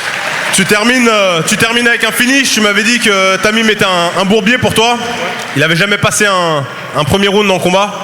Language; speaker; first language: French; native; French